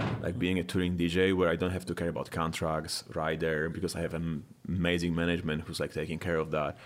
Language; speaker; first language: English; non-native, fluent; Polish